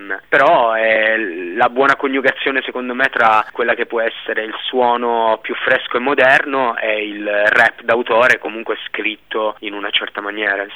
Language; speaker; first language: Italian; native; Italian